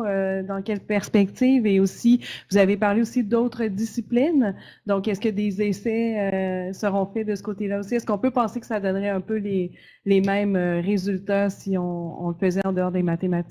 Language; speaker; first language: French; native; French